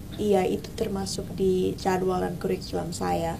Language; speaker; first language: Indonesian; early bilingual, heritage; English